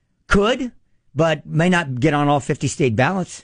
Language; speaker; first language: English; native; English